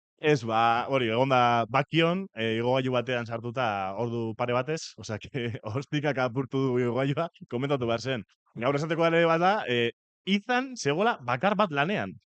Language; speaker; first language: Basque; non-native, local second language; Spanish